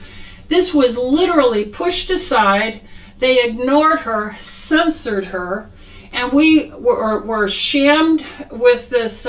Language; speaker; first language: English; native; English